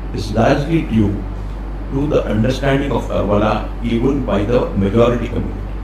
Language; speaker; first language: English; non-native, local second language; Urdu